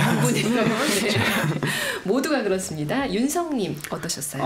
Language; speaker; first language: Korean; native; Korean